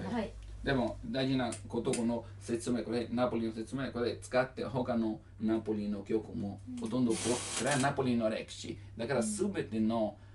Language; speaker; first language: Japanese; non-native, learner; Italian